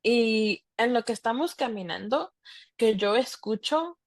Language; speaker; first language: Spanish; early bilingual, heritage; Spanish